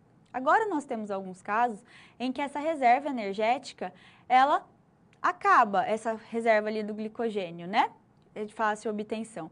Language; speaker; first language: Portuguese; native; Portuguese